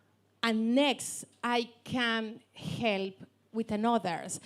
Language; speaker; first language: English; non-native, learner; Spanish